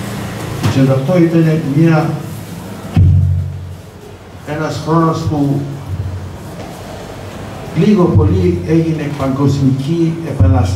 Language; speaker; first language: Greek; early bilingual, heritage; Greek